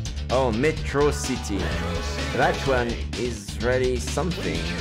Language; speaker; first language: English; non-native, fluent; French